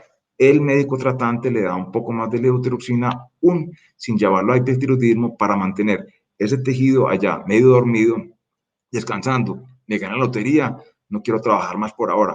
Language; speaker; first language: Spanish; native; Spanish